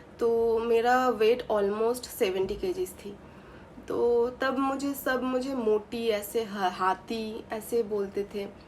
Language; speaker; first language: Hindi; non-native, local second language; Bangla